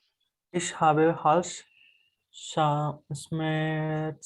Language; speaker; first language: German; non-native, learner; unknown